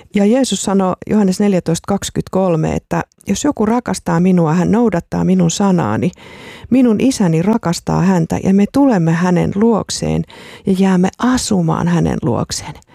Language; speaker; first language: Finnish; native; Finnish